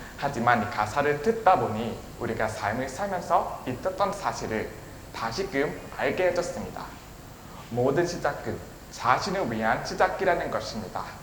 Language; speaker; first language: Korean; non-native, learner; Thai